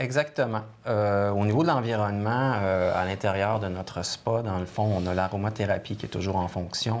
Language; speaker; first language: French; native; French